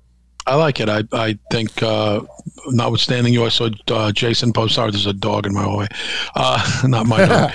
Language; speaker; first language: English; native; English